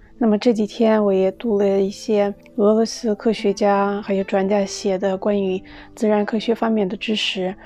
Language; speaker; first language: Chinese; non-native, fluent; Russian